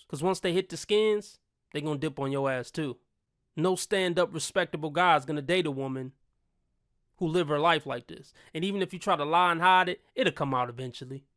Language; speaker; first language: English; native; English